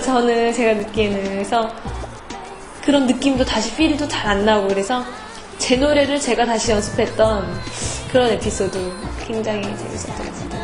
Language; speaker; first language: Korean; native; Korean